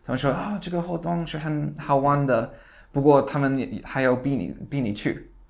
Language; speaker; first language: Chinese; non-native, fluent; English